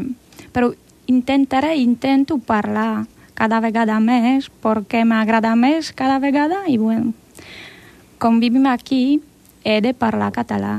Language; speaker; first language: Catalan; non-native, learner; Polish